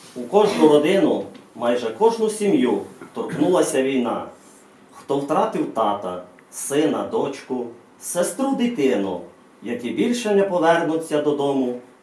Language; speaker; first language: Ukrainian; native; Ukrainian